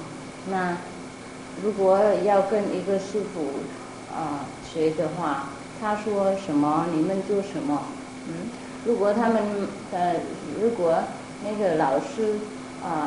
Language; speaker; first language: Chinese; non-native, fluent; Vietnamese